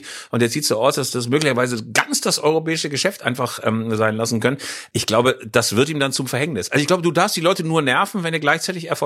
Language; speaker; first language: German; native; German